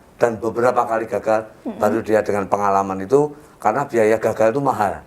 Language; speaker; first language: Indonesian; native; Indonesian